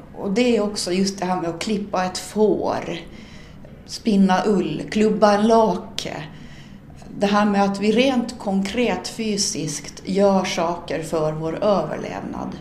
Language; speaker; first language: Swedish; native; Swedish